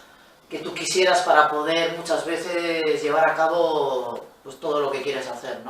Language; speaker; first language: Spanish; native; Spanish